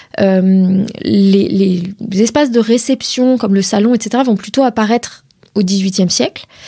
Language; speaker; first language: French; native; French